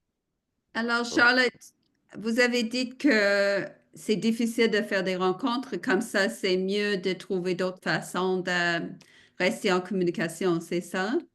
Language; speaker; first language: French; non-native, fluent; English